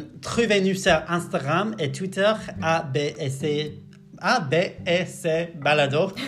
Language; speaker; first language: French; non-native, learner; English